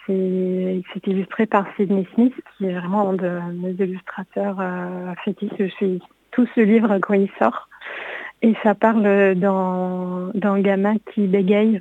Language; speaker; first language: French; non-native, fluent; Hebrew